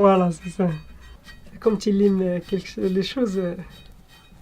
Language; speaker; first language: French; non-native, learner; Arabic